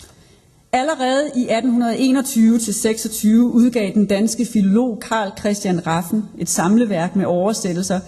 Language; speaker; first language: Danish; native; Danish